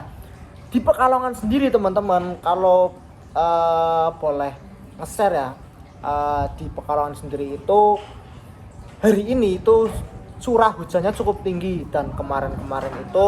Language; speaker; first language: Indonesian; native; Indonesian